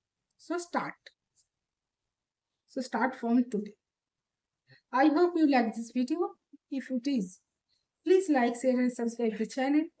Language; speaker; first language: English; non-native, learner; Bangla